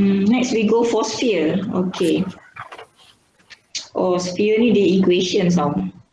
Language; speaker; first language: English; non-native, local second language; Malay